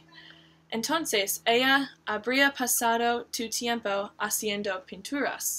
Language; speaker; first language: Spanish; non-native, learner; English